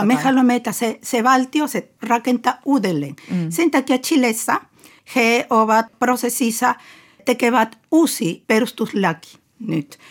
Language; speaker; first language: Finnish; non-native, fluent; Spanish